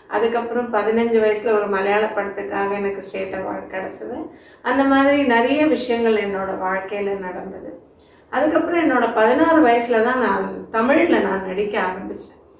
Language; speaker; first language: Tamil; non-native, local second language; Malayalam